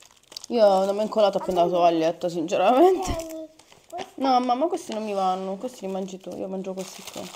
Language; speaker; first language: Italian; native; Italian